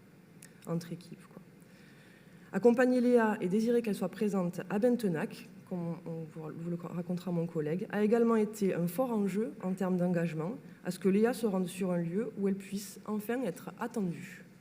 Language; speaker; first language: French; native; French